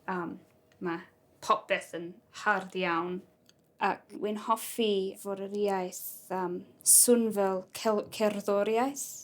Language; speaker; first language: Welsh; non-native, learner; English